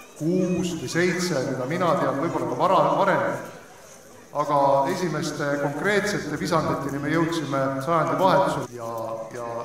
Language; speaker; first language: Estonian; native; Estonian